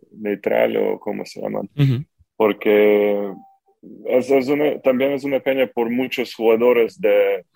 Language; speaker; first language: Spanish; non-native, fluent; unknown